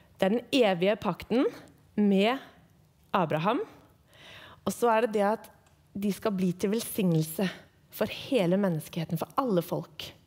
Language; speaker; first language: Norwegian; native; Norwegian